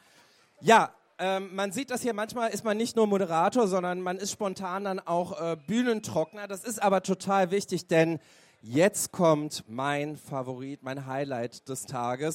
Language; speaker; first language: German; native; German